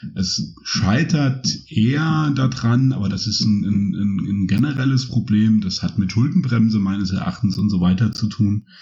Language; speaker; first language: German; native; German